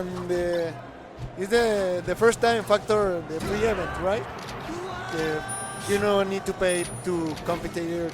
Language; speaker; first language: English; non-native, learner; Spanish